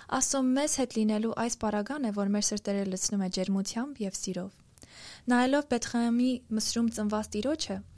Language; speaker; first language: Armenian; native; Armenian